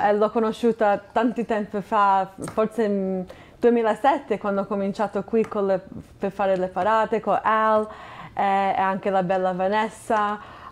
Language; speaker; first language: Italian; non-native, fluent; English